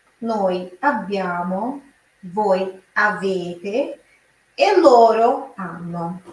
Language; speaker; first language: Italian; non-native, fluent; Portuguese